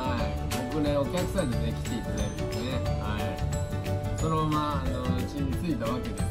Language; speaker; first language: Japanese; native; Japanese